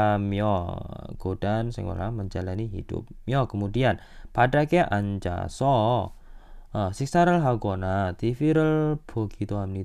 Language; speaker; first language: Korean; non-native, fluent; Indonesian